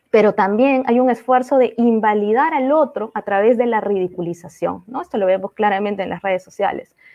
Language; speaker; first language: Spanish; native; Spanish